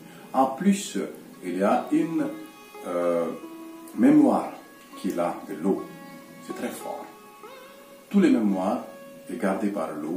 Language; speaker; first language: French; non-native, fluent; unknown